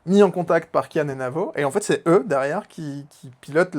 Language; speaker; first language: French; native; French